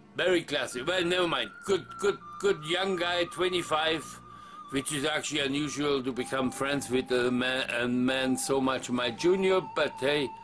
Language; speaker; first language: English; non-native, fluent; German